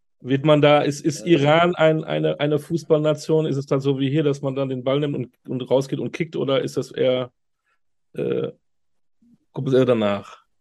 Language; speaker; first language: German; native; German